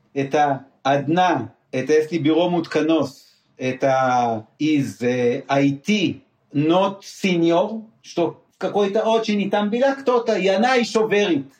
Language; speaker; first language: Russian; non-native, learner; Hebrew